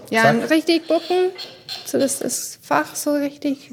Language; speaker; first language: German; non-native, learner; English